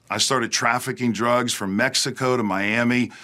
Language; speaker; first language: English; native; English